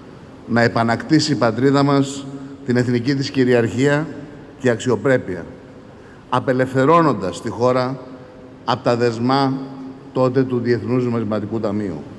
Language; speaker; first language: Greek; native; Greek